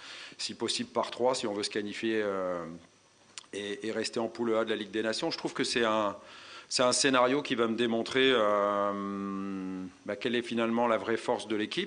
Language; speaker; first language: French; native; French